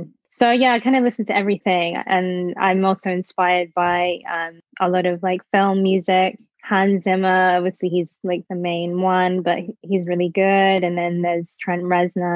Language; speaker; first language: English; native; English